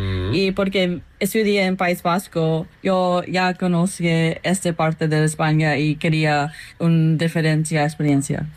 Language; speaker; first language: Spanish; non-native, learner; English